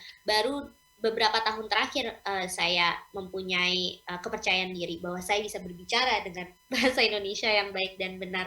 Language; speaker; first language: Indonesian; non-native, local second language; English